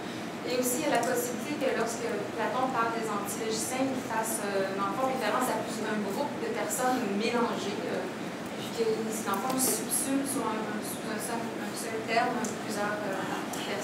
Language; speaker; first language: French; native; French